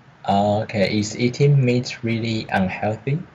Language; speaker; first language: English; non-native, learner; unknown